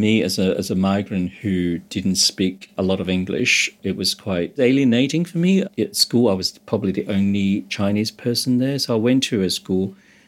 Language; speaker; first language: English; non-native, local second language; Cantonese